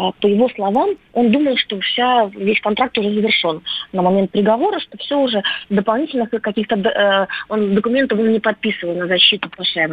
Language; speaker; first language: Russian; native; Russian